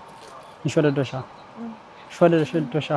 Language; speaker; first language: Chinese; non-native, fluent; Amharic